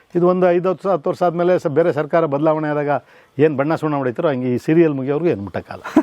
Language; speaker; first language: Kannada; native; Kannada